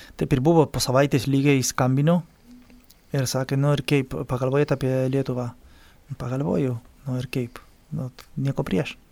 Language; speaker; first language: Lithuanian; non-native, fluent; Spanish